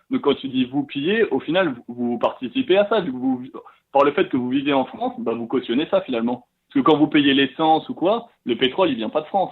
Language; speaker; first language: French; native; French